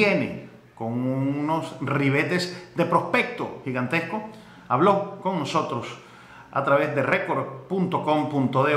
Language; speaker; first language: Spanish; native; Spanish